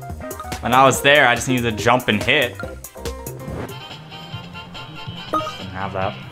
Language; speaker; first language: English; native; English